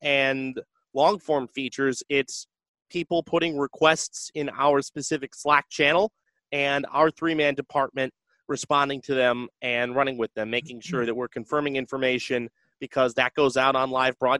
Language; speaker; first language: English; native; English